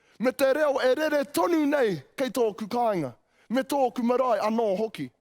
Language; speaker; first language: Māori; native; Māori